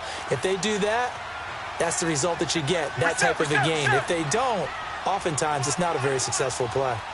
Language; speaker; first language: English; native; English